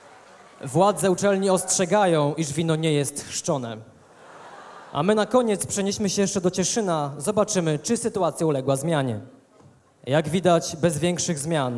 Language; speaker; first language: Polish; native; Polish